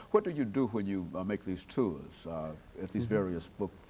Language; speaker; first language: English; native; English